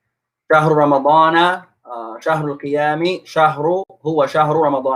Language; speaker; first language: Arabic; non-native, fluent; English